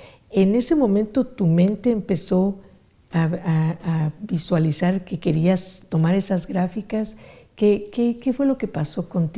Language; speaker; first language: Spanish; native; Spanish